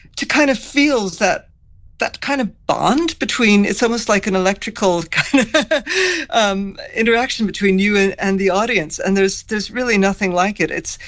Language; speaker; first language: English; native; English